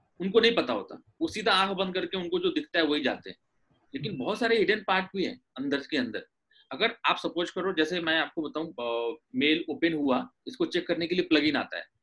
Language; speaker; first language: Hindi; native; Hindi